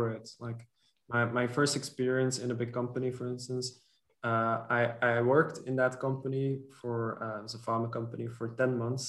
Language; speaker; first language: English; non-native, fluent; Dutch